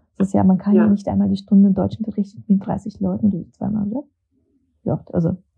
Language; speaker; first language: German; early bilingual, other home language; Russian